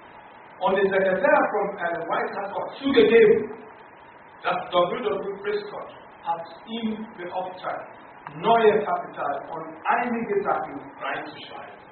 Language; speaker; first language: German; non-native, fluent; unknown